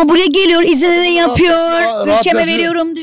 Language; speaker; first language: Turkish; native; Turkish